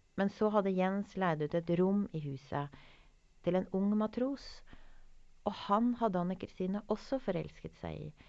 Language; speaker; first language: Norwegian; native; Norwegian